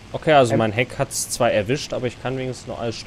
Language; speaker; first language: German; native; German